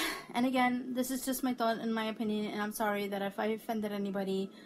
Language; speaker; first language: English; native; English